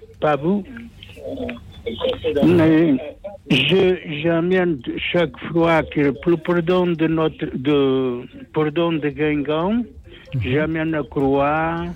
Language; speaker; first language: French; non-native, learner; Portuguese